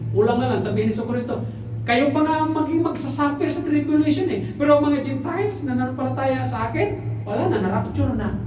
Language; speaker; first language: Filipino; non-native, local second language; Cebuano